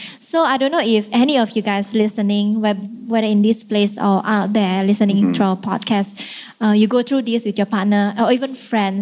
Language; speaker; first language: English; non-native, fluent; Indonesian